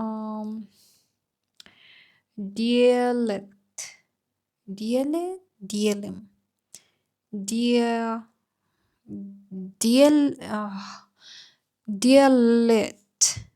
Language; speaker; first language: Russian; non-native, learner; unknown